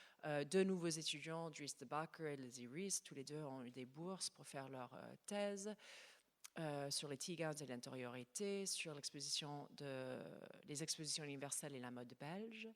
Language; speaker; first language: French; non-native, fluent; English